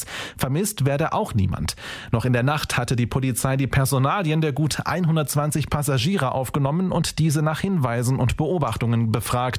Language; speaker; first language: German; native; German